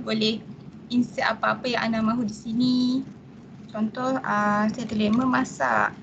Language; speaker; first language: Malay; native; Malay